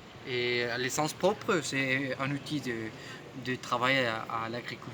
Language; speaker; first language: French; non-native, fluent; Spanish